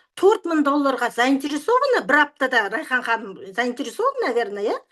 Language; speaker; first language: Russian; non-native, local second language; Kazakh